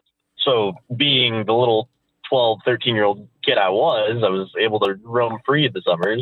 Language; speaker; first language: English; native; English